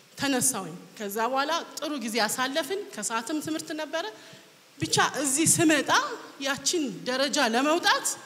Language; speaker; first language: Amharic; native; Amharic